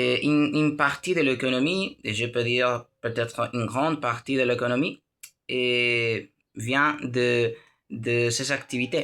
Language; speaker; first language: French; non-native, learner; Spanish